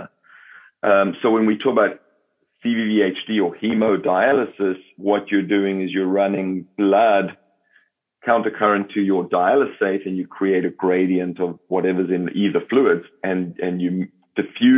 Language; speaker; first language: English; native; English